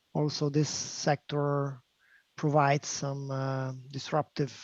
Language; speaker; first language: English; non-native, fluent; Slovenian